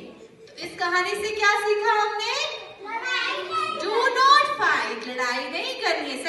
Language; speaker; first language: Hindi; native; Hindi